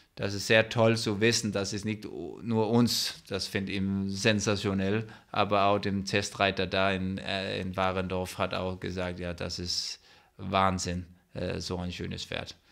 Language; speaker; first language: German; non-native, fluent; Danish